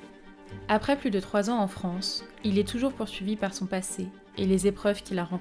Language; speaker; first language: French; native; French